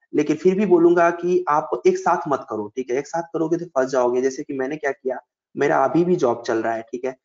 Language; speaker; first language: Hindi; native; Hindi